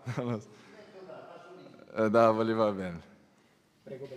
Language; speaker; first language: Italian; non-native, learner; Portuguese